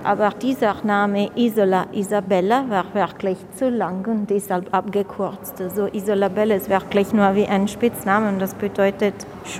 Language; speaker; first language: German; non-native, fluent; Italian